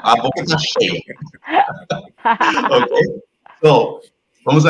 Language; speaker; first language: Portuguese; non-native, fluent; English